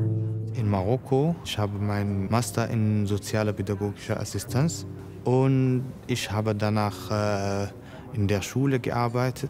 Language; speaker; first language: German; non-native, learner; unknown